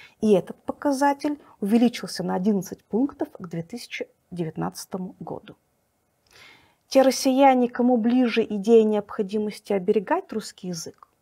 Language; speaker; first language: Russian; native; Russian